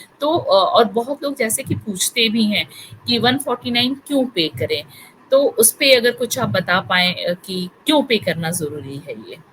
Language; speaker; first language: Hindi; native; Hindi